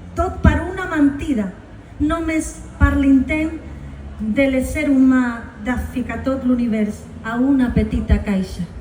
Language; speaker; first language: Catalan; non-native, local second language; Spanish